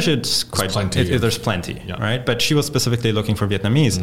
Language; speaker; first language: English; non-native, fluent; Polish